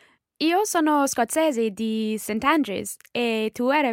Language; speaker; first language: Italian; non-native, learner; English